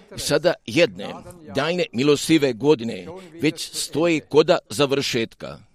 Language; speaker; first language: Croatian; early bilingual, heritage; Serbian